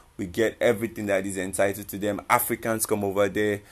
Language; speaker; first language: English; non-native, local second language; Yoruba